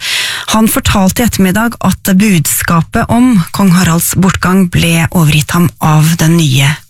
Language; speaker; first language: Norwegian; native; Norwegian